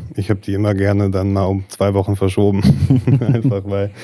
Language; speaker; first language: German; native; German